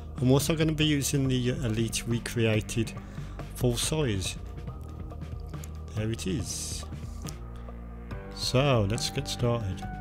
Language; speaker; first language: English; native; English